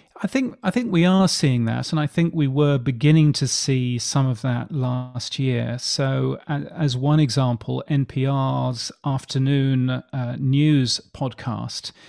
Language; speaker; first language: English; native; English